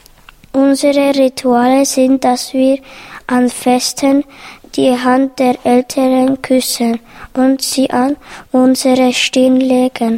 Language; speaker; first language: German; early bilingual, other home language; Turkish